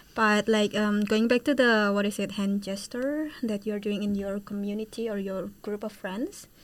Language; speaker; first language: English; non-native, fluent; Indonesian